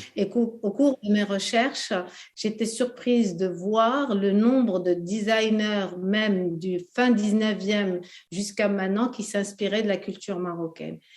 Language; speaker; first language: French; early bilingual, other home language; Arabic